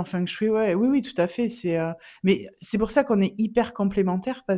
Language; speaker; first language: French; native; French